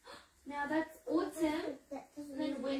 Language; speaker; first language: English; non-native, fluent; Korean